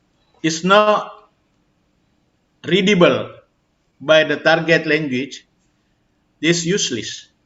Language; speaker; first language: English; non-native, fluent; Indonesian